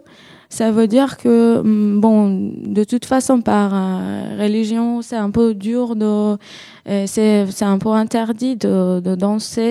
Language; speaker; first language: French; non-native, learner; Persian